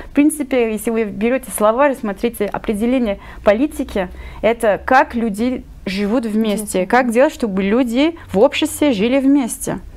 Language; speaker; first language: Russian; non-native, fluent; French